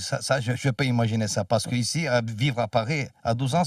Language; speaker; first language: French; non-native, fluent; Turkish